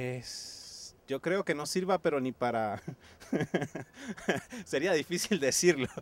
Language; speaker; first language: Spanish; native; Spanish